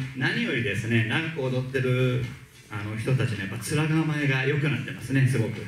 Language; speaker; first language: Japanese; native; Japanese